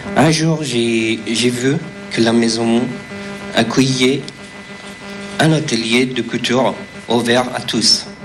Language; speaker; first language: French; non-native, fluent; Persian